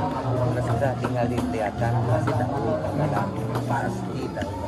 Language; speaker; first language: Indonesian; non-native, local second language; Balinese